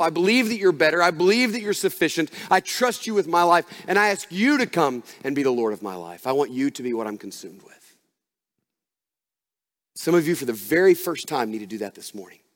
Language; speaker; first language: English; native; English